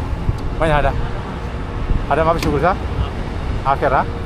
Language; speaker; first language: Arabic; non-native, learner; Filipino